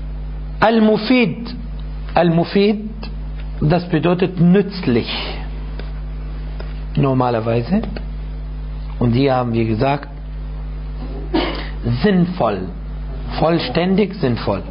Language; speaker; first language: German; non-native, fluent; Arabic